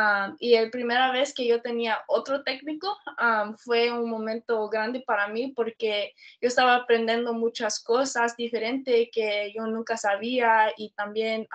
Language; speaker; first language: Spanish; early bilingual, heritage; Spanish